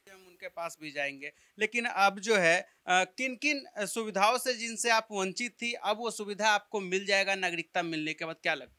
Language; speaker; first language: Hindi; native; Hindi